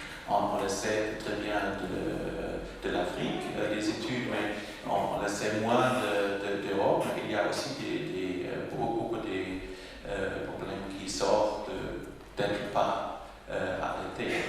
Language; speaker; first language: French; non-native, local second language; German